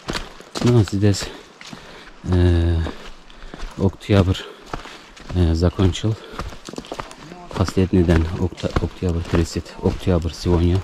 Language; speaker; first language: Russian; non-native, learner; Turkish